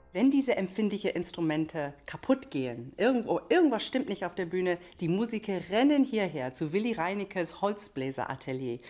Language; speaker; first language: German; non-native, fluent; English